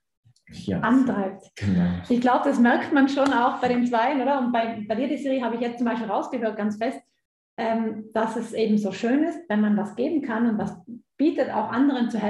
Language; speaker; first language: German; native; German